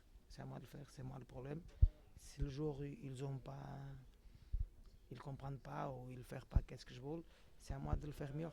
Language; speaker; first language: French; non-native, learner; Portuguese